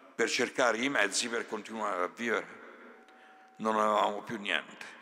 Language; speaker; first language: Italian; native; Italian